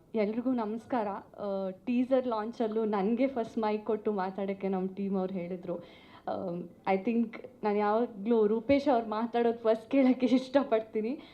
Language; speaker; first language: Kannada; non-native, local second language; Tulu